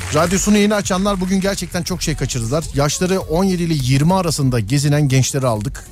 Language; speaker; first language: Turkish; native; Turkish